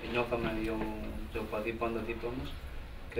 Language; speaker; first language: Greek; non-native, learner; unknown